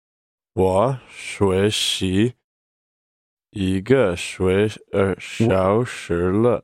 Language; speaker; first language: Chinese; non-native, learner; English